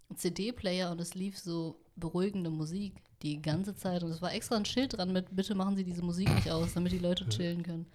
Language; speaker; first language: German; early bilingual, other home language; Vietnamese